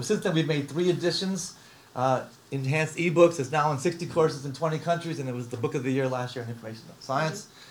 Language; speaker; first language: English; native; English